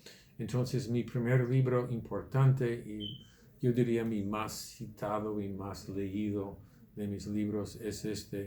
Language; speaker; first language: Spanish; non-native, fluent; English